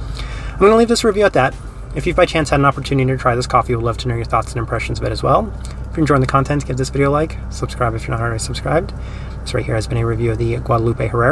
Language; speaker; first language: English; native; English